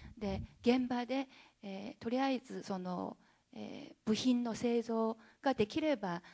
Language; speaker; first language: Japanese; non-native, fluent; Chinese